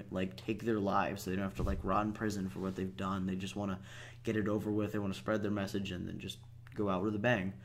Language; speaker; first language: English; native; English